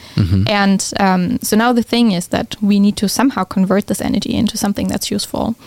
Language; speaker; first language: English; non-native, fluent; German